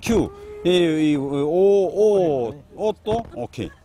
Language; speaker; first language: Japanese; non-native, learner; Korean